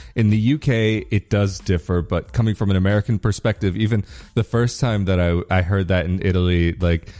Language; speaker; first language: English; native; English